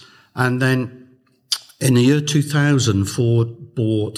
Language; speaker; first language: English; native; English